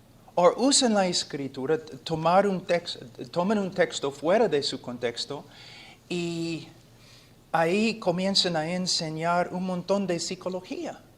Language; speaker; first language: Spanish; non-native, fluent; English